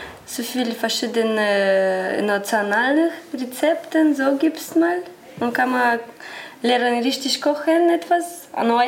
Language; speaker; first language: German; non-native, learner; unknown